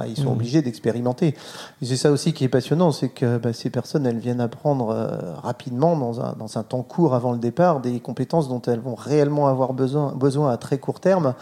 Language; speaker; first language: French; native; French